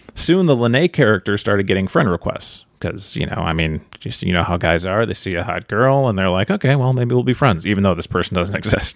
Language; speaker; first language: English; native; English